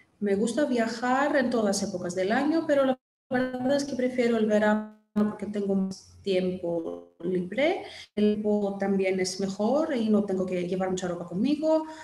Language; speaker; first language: Spanish; non-native, fluent; Greek